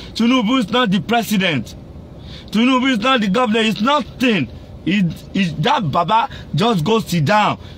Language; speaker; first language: Nigerian Pidgin; non-native, local second language; Yoruba